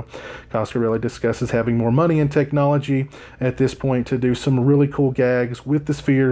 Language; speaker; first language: English; native; English